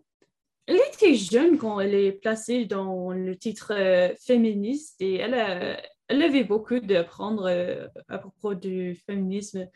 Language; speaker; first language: French; non-native, learner; English